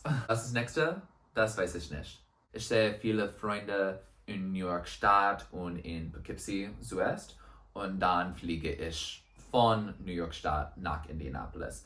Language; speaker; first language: German; non-native, learner; English